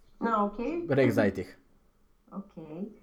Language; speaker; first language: German; non-native, learner; Romanian